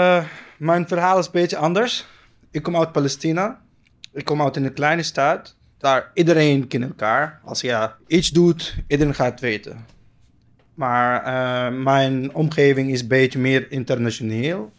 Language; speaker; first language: Dutch; non-native, learner; Arabic